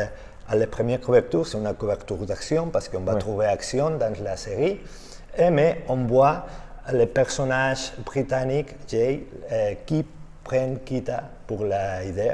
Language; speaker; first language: French; non-native, learner; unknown